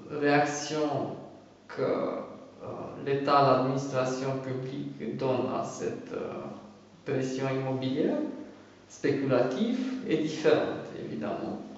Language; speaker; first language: French; non-native, fluent; Romanian